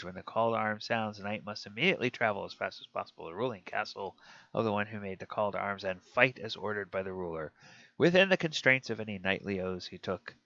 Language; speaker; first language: English; native; English